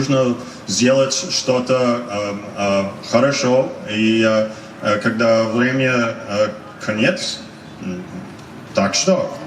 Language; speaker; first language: Russian; non-native, learner; English